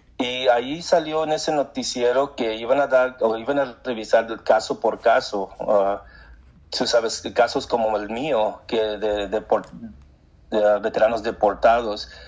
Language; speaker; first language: Spanish; early bilingual, heritage; Spanish